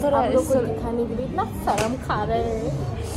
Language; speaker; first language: Hindi; non-native, local second language; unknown